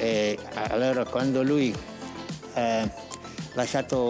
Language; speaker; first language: Italian; non-native, learner; Czech